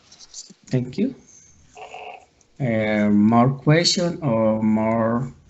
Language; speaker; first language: English; non-native, learner; Spanish